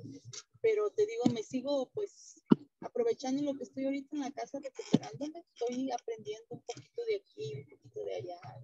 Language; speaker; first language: Spanish; native; Spanish